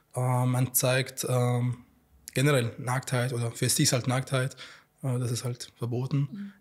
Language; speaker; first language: German; non-native, fluent; Arabic